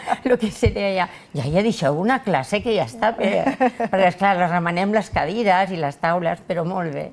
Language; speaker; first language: Catalan; non-native, local second language; Spanish